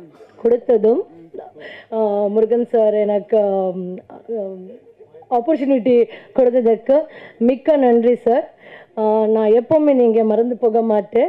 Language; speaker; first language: Tamil; non-native, learner; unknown